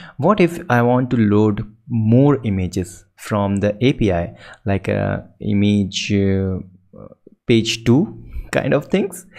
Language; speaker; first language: English; non-native, local second language; Hindi